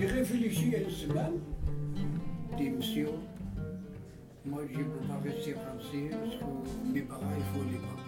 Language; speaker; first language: French; non-native, local second language; Arabic